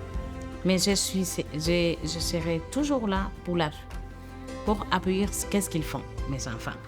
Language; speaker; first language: French; non-native, fluent; Spanish